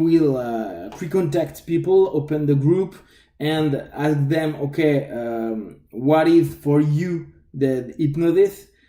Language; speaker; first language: English; non-native, fluent; French